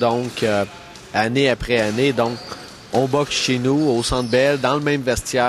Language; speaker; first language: French; native; French